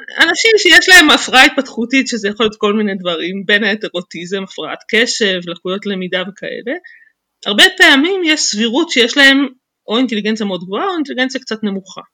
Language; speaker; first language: Hebrew; native; Hebrew